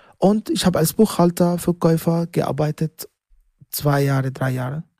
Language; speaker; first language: German; non-native, learner; Arabic